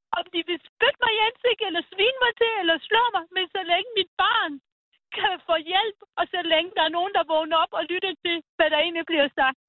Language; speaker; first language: Danish; early bilingual, other home language; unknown